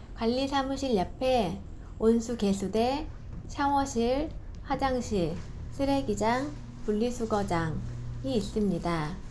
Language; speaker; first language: Korean; native; Korean